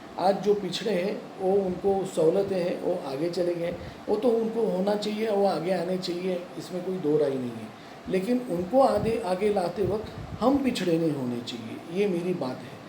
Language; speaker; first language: Hindi; non-native, local second language; Marathi